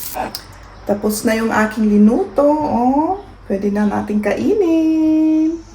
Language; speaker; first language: Filipino; native; Filipino